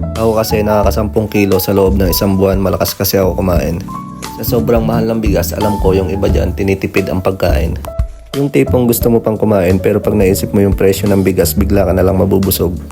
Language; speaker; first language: Filipino; native; Filipino